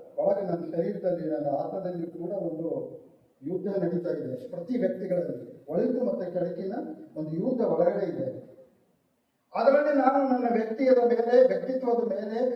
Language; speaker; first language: Kannada; non-native, local second language; Urdu